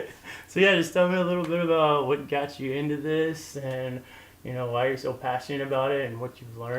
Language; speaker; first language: English; native; English